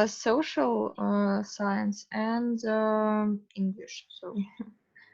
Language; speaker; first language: English; non-native, fluent; Russian